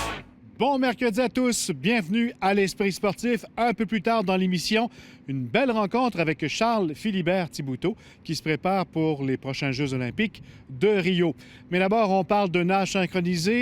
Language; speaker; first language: French; native; French